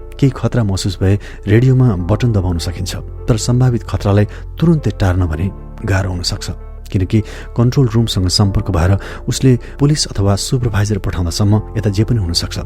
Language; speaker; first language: Nepali; native; Nepali